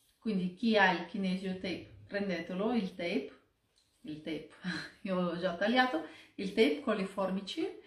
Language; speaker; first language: Italian; non-native, fluent; Russian